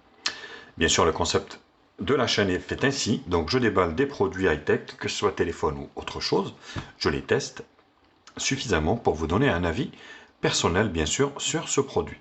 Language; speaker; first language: French; native; French